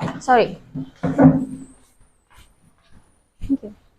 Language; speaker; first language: English; non-native, learner; Indonesian